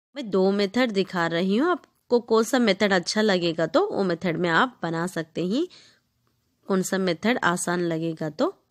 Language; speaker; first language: Hindi; non-native, local second language; Telugu